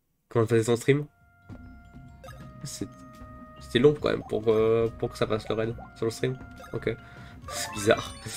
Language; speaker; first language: French; native; French